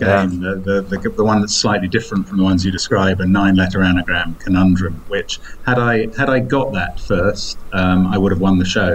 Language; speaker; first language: English; native; English